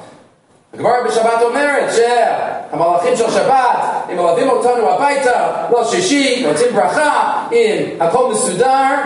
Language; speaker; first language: Hebrew; non-native, fluent; English